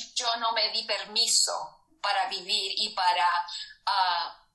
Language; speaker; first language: Spanish; early bilingual, heritage; Spanish